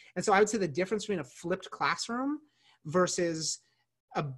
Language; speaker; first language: English; native; English